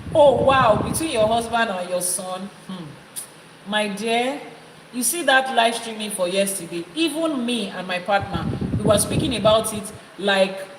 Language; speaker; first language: English; non-native, local second language; Yoruba